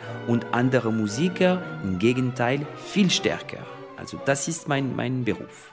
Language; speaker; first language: German; non-native, fluent; French